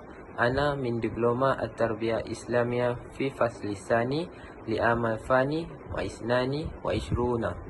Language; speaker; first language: Arabic; non-native, learner; Malay